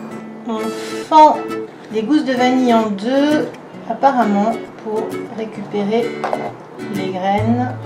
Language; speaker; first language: French; native; French